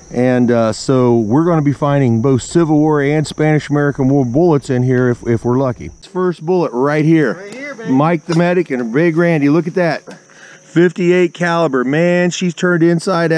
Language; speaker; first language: English; native; English